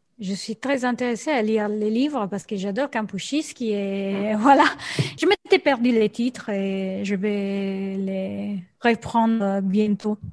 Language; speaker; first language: French; non-native, fluent; Italian